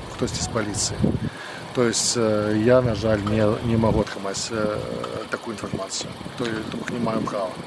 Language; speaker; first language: Belarusian; non-native, local second language; Russian